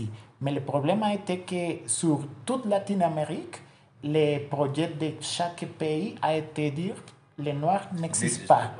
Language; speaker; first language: French; non-native, learner; Spanish